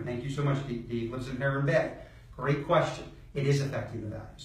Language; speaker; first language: English; native; English